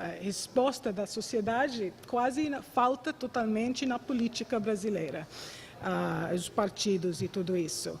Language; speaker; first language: Portuguese; non-native, fluent; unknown